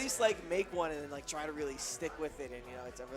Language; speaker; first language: English; native; English